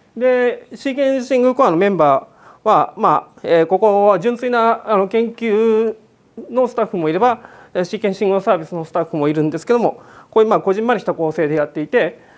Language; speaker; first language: Japanese; native; Japanese